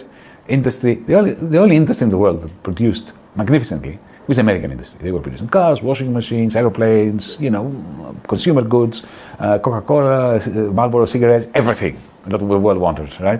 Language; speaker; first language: English; non-native, fluent; Greek